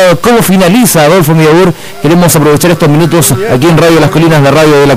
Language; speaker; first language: Spanish; native; Spanish